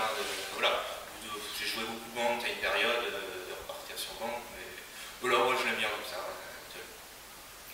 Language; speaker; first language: French; native; French